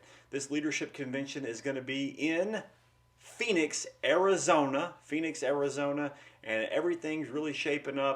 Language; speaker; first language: English; native; English